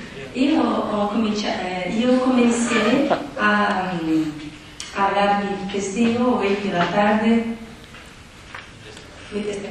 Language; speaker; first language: Italian; non-native, learner; Portuguese